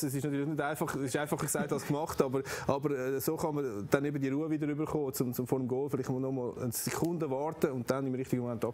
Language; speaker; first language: German; native; German